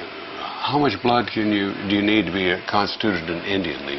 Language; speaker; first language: English; native; English